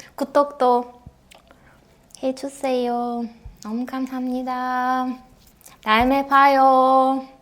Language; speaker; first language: Korean; non-native, learner; Russian